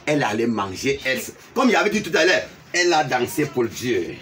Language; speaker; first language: French; non-native, local second language; English